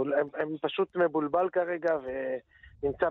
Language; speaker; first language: Hebrew; non-native, fluent; Turkish